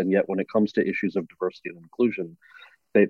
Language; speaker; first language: English; native; English